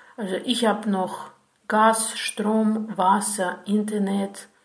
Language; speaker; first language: German; non-native, fluent; Russian